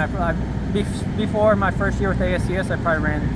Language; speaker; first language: English; native; English